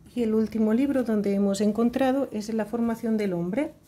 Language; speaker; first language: Spanish; native; Spanish